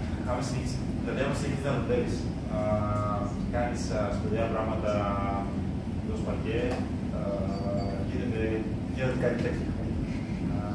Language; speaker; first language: Greek; early bilingual, other home language; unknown